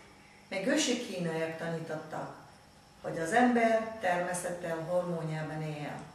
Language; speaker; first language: Hungarian; non-native, fluent; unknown